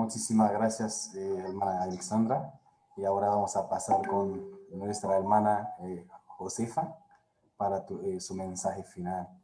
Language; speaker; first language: Spanish; non-native, fluent; Haitian Creole